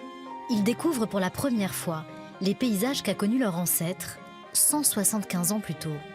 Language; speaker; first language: French; native; French